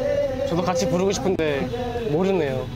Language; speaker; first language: Korean; native; Korean